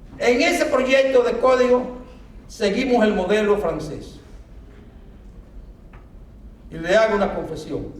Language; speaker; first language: Spanish; native; Spanish